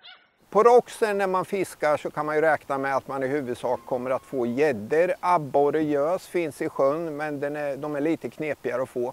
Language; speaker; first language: Swedish; native; Swedish